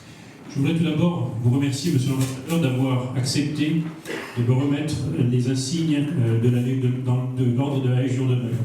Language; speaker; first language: French; native; French